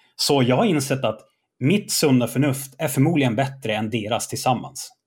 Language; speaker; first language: Swedish; native; Swedish